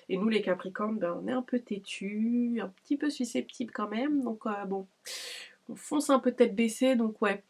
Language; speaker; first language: French; native; French